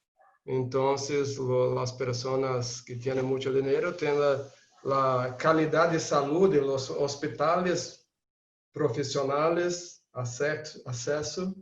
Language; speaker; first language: Spanish; non-native, fluent; Portuguese